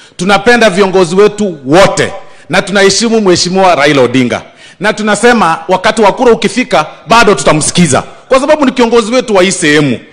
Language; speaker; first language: Swahili; non-native, local second language; Gusii